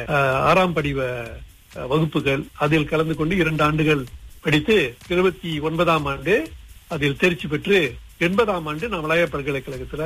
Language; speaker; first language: Tamil; early bilingual, heritage; Tamil